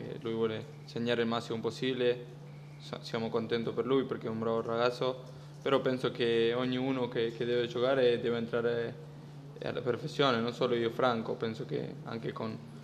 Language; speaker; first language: Italian; non-native, fluent; Spanish